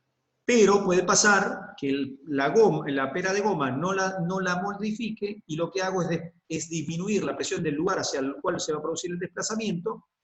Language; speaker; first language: Spanish; native; Spanish